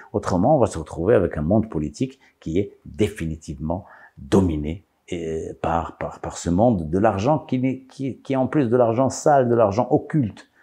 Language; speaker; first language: French; non-native, local second language; Arabic